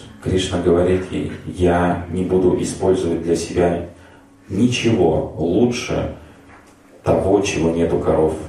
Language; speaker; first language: Russian; native; Russian